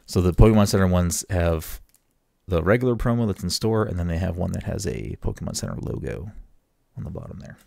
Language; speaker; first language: English; native; English